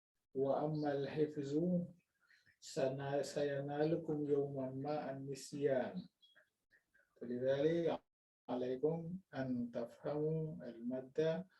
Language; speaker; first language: Arabic; non-native, fluent; Indonesian